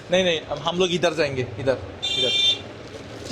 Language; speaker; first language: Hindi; non-native, learner; Bangla